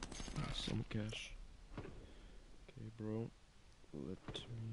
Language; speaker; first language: English; non-native, learner; Ukrainian